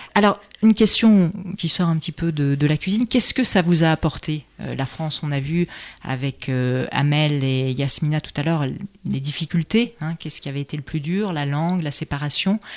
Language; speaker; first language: French; native; French